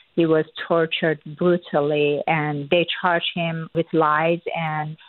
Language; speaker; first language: English; non-native, fluent; Persian